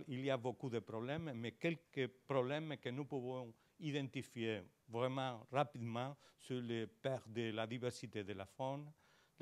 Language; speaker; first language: French; non-native, learner; Spanish